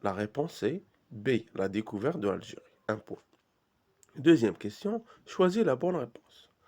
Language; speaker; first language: French; non-native, local second language; Arabic